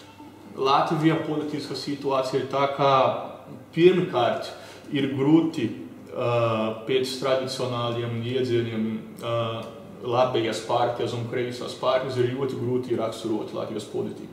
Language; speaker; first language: Latvian; early bilingual, heritage; Latvian